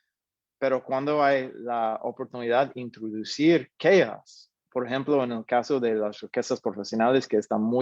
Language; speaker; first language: Spanish; non-native, fluent; English